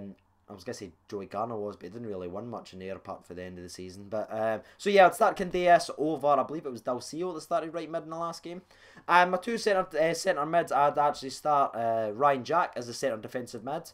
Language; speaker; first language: English; native; English